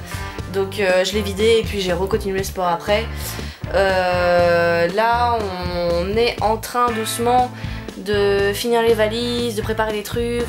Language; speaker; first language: French; native; French